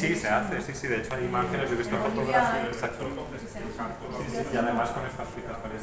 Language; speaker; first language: Spanish; native; Spanish